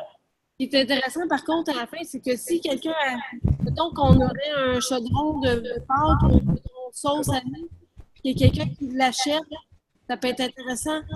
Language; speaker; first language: French; native; French